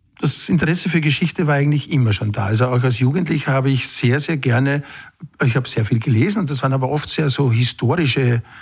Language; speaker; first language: German; native; German